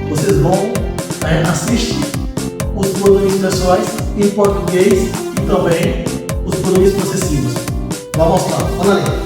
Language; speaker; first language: Portuguese; non-native, fluent; Haitian Creole